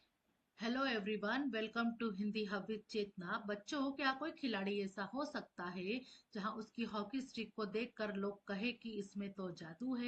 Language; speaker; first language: Hindi; native; Hindi